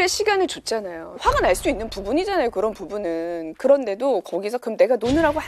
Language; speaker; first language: Korean; native; Korean